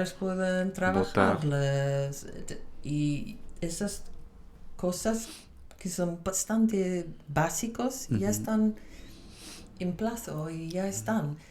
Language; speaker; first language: Spanish; non-native, fluent; Dutch